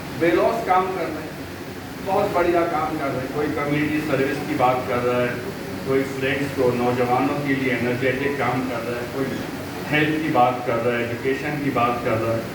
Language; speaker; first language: Urdu; native; Urdu